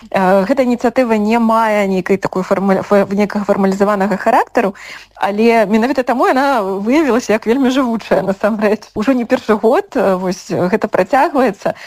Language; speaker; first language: Belarusian; native; Belarusian